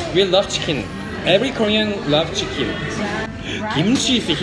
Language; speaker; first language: English; non-native, learner; Korean